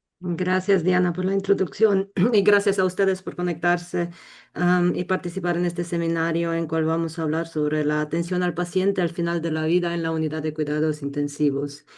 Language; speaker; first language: Spanish; non-native, fluent; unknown